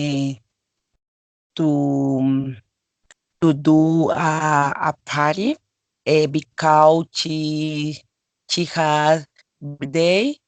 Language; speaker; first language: English; non-native, learner; Spanish